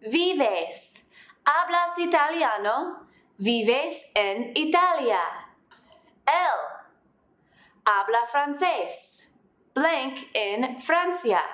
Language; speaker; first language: Spanish; non-native, fluent; English